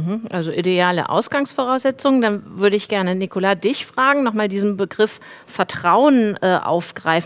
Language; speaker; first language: German; native; German